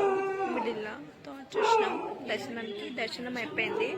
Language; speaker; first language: Telugu; non-native, local second language; Hindi